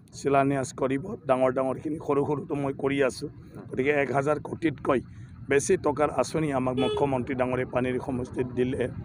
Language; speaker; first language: Assamese; native; Assamese